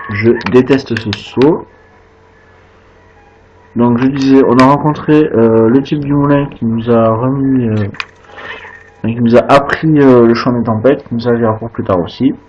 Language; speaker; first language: French; native; French